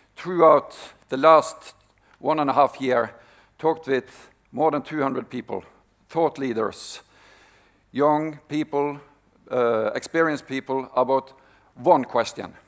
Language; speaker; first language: English; non-native, fluent; Norwegian